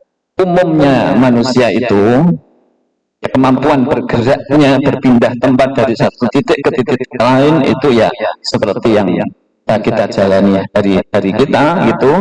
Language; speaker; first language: Indonesian; non-native, local second language; Javanese